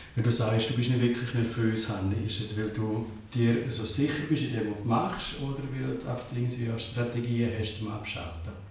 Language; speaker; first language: German; native; German